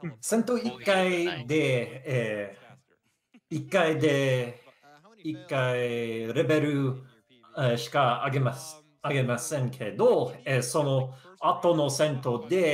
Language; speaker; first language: Japanese; non-native, learner; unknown